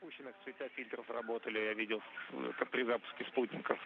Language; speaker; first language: Russian; native; Russian